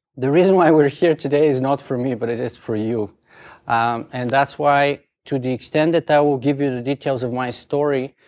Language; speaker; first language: English; non-native, fluent; Bulgarian